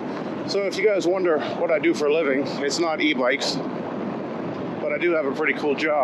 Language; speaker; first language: English; native; English